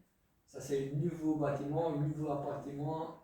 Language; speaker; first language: French; non-native, local second language; Dutch